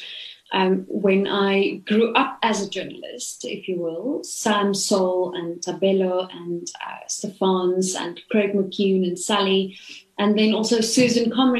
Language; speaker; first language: English; non-native, local second language; Afrikaans